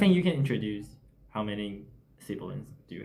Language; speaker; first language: English; non-native, learner; Chinese